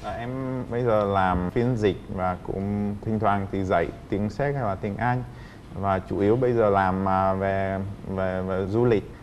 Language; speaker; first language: Vietnamese; non-native, fluent; Czech